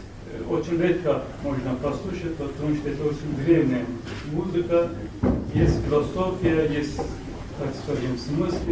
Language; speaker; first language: Russian; non-native, fluent; Turkish